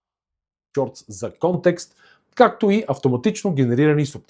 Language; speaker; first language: Bulgarian; native; Bulgarian